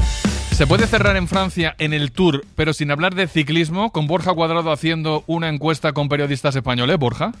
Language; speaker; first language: Spanish; native; Spanish